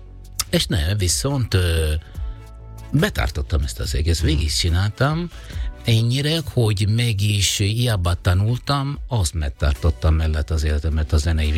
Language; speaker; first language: Hungarian; non-native, learner; Italian